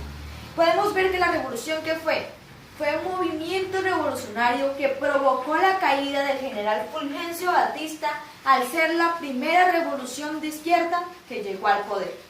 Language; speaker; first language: Spanish; native; Spanish